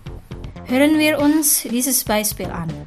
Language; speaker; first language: German; non-native, fluent; Indonesian